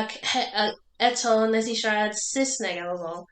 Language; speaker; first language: Welsh; non-native, learner; English